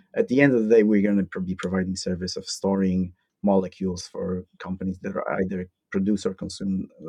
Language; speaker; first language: English; non-native, fluent; Polish